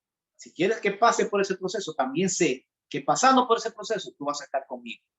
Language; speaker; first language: Spanish; native; Spanish